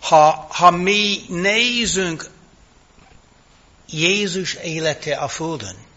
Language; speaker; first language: Hungarian; non-native, fluent; English